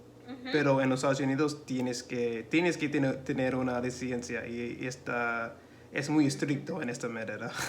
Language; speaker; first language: Spanish; non-native, learner; English